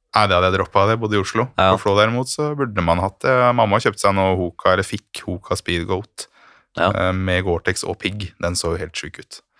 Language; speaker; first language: Norwegian; native; Norwegian